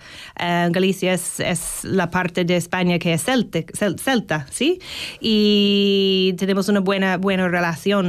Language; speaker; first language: Spanish; non-native, fluent; English